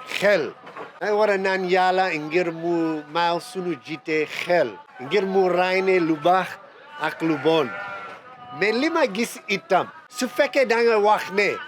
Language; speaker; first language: Wolof; non-native, fluent; English